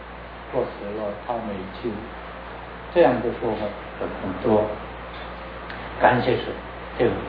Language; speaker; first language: Chinese; non-native, learner; Korean